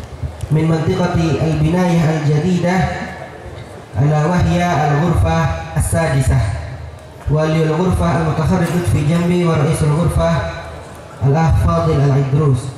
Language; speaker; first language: Arabic; non-native, fluent; Indonesian